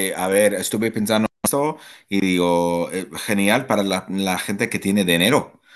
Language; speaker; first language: Spanish; non-native, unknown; English